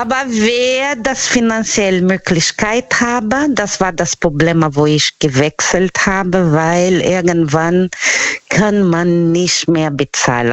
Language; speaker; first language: German; non-native, fluent; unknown